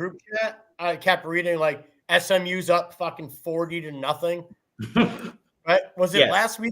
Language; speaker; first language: English; native; English